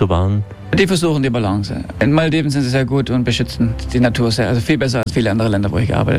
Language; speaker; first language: German; non-native, fluent; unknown